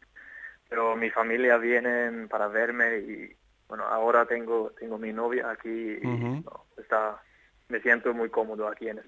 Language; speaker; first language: Spanish; non-native, fluent; Swedish